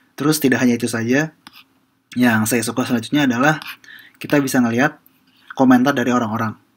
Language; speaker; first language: Indonesian; native; Indonesian